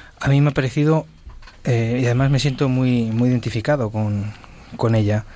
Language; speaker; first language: Spanish; native; Spanish